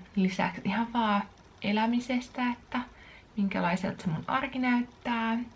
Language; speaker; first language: Finnish; early bilingual, other home language; Chinese